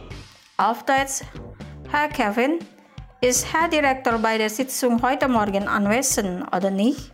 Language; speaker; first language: German; non-native, fluent; Indonesian